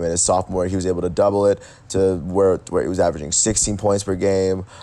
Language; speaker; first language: English; native; English